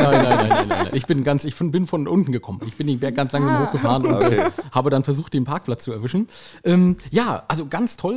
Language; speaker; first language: German; native; German